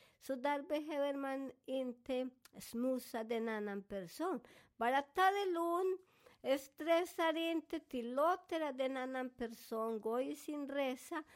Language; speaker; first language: Swedish; non-native, fluent; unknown